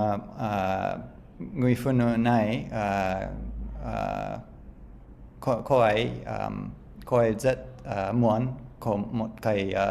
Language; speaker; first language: Vietnamese; non-native, learner; English